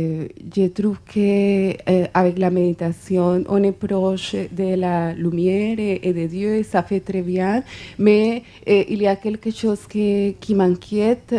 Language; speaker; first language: French; non-native, fluent; Spanish